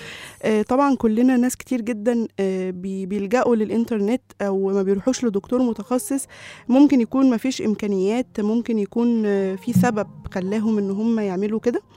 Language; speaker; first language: Arabic; native; Arabic